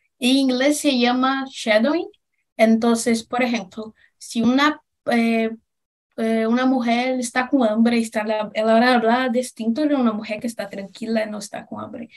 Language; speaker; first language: Spanish; non-native, learner; Portuguese